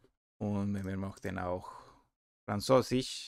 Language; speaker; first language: German; non-native, learner; Spanish